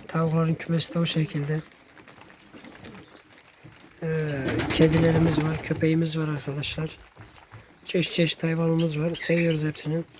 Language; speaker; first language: Turkish; native; Turkish